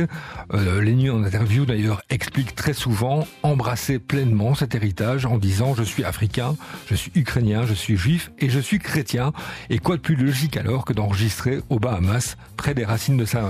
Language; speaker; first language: French; native; French